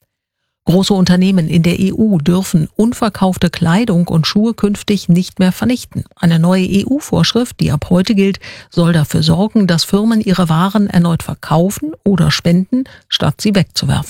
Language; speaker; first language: German; native; German